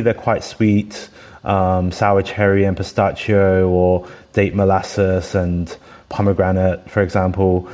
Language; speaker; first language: English; native; English